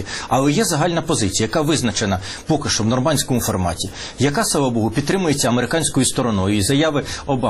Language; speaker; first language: Ukrainian; native; Ukrainian